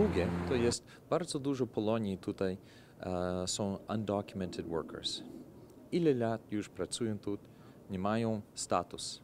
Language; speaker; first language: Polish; early bilingual, heritage; Polish